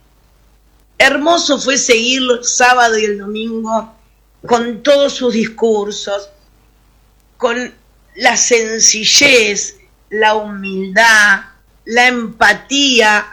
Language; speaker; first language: Spanish; native; Spanish